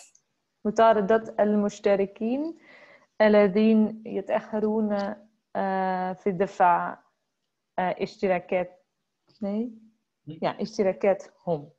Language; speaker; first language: Arabic; non-native, learner; Dutch